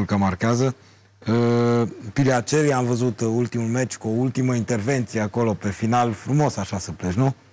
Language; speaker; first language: Romanian; native; Romanian